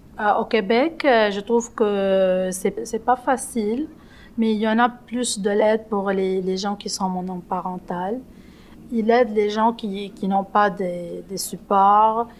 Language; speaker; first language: French; non-native, local second language; Arabic